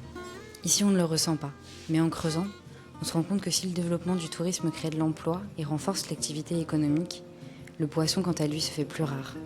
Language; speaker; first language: French; native; French